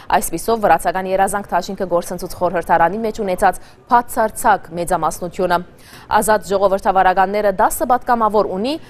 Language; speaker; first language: Armenian; early bilingual, heritage; Armenian